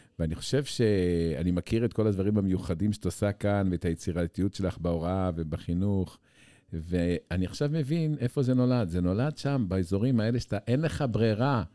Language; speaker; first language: Hebrew; native; Hebrew